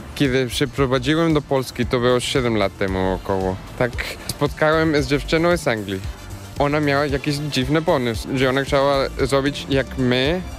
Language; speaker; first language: Polish; non-native, learner; Spanish